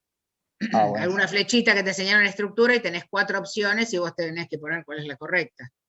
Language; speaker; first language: Spanish; native; Spanish